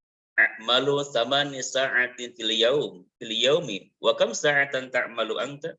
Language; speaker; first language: Arabic; non-native, learner; Indonesian